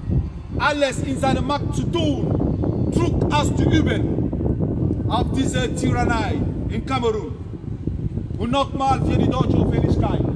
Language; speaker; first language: German; non-native, fluent; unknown